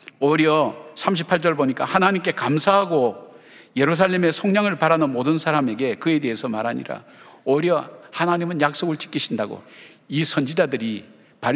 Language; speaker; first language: Korean; native; Korean